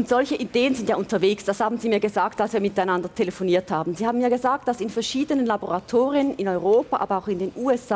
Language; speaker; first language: German; native; German